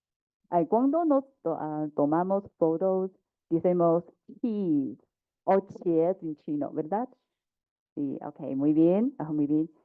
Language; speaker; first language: Spanish; non-native, learner; Chinese